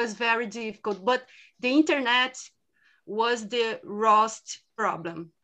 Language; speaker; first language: English; non-native, learner; Portuguese